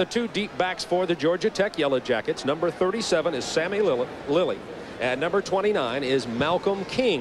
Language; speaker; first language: English; native; English